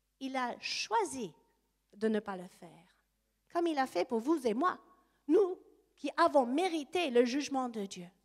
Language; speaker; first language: French; non-native, fluent; English